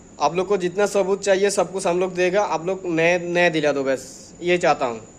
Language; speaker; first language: Hindi; non-native, learner; Bangla